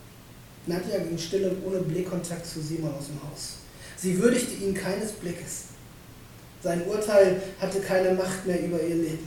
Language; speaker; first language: German; native; German